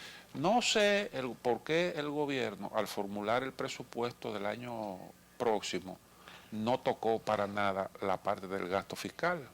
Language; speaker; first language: Spanish; native; Spanish